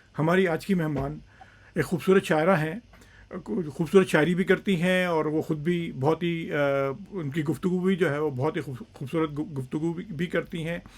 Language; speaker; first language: Urdu; native; Urdu